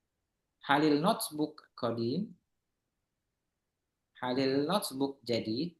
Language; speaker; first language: Arabic; non-native, fluent; Indonesian